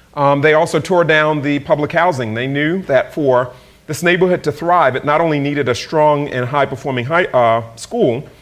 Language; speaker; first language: English; native; English